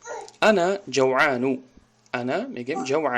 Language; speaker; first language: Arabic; non-native, fluent; Tajik